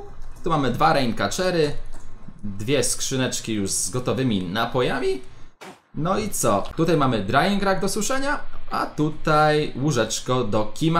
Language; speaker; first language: Polish; native; Polish